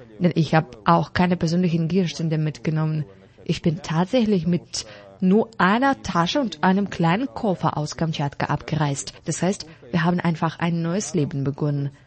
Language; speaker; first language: German; non-native, fluent; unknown